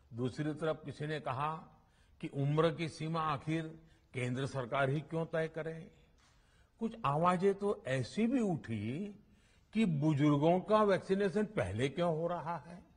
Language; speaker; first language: Hindi; non-native, local second language; Gujarati